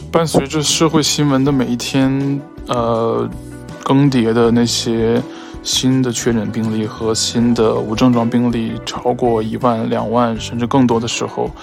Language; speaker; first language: Chinese; native; Chinese